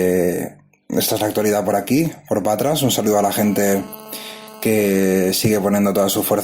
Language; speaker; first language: Spanish; native; Spanish